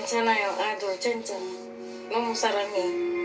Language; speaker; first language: Korean; non-native, learner; Filipino